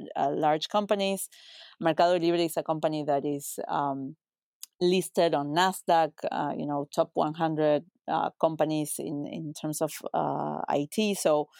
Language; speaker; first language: English; non-native, fluent; Spanish